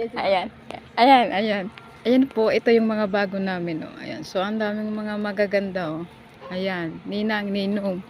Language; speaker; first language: Filipino; non-native, local second language; Cebuano